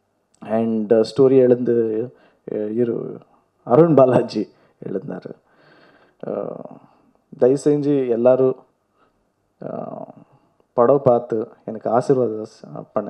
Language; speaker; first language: Tamil; non-native, learner; Kannada